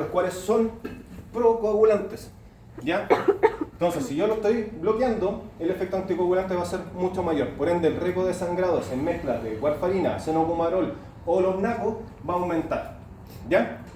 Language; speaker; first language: Spanish; native; Spanish